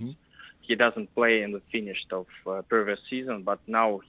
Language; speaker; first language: English; non-native, learner; Russian